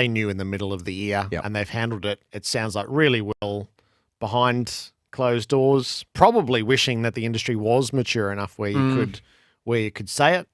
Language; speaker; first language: English; native; English